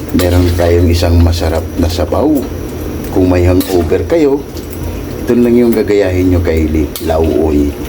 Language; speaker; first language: Filipino; non-native, local second language; Cebuano